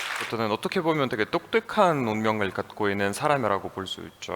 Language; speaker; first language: Korean; non-native, fluent; Russian